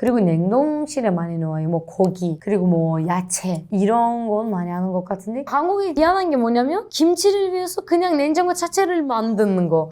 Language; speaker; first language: Korean; non-native, fluent; Turkish